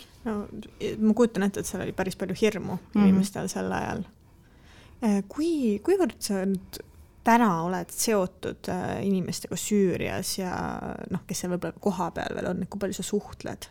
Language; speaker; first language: Estonian; native; Estonian